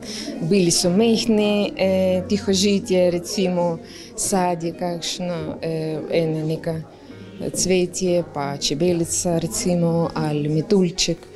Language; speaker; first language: Slovenian; non-native, learner; Ukrainian